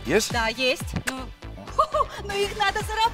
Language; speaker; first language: Russian; native; Russian